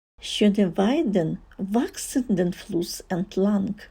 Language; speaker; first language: German; non-native, fluent; Ukrainian